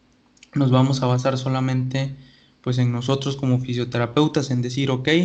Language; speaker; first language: Spanish; native; Spanish